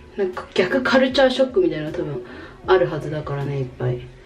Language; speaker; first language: Japanese; native; Japanese